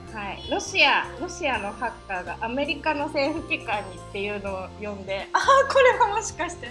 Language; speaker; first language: Japanese; native; Japanese